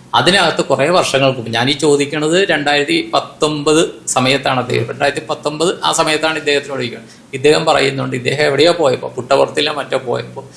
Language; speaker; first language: Malayalam; non-native, local second language; Konkani